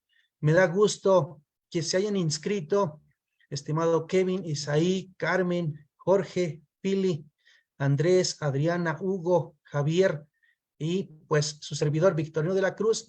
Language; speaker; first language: Spanish; non-native, local second language; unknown